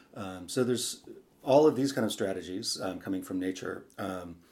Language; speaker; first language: English; native; English